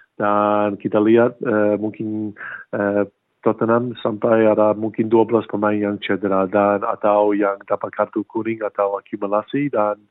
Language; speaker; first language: Indonesian; non-native, fluent; English